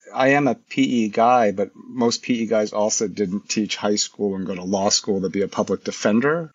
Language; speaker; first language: English; early bilingual, other home language; Korean